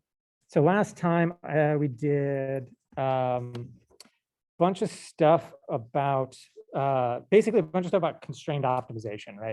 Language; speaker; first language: English; native; English